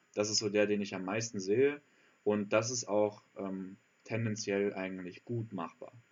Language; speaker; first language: German; native; German